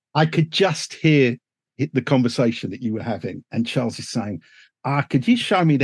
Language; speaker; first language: English; native; English